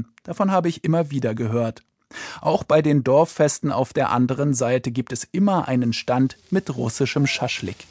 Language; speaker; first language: German; native; German